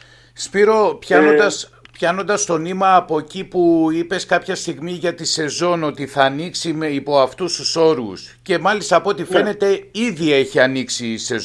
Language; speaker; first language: Greek; native; Greek